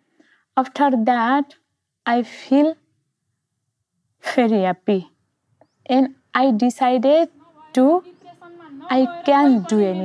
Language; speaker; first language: English; non-native, learner; Nepali